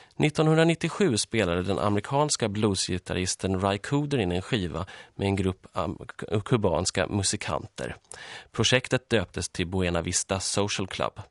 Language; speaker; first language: Swedish; early bilingual, other home language; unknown